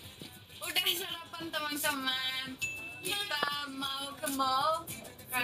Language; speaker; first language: Indonesian; non-native, learner; Turkish